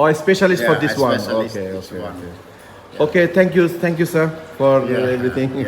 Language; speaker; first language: English; non-native, learner; Bangla